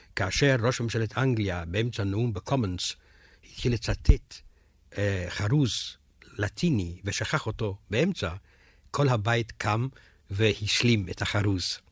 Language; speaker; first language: Hebrew; non-native, fluent; Romanian